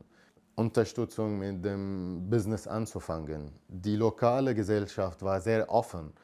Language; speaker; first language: German; non-native, fluent; Arabic